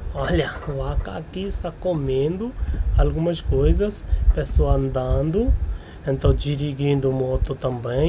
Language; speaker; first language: Portuguese; non-native, learner; Hindi